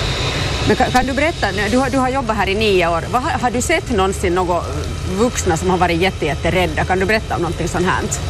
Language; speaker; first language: Swedish; native; Swedish